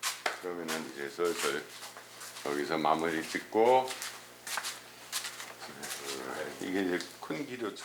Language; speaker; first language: Korean; non-native, fluent; German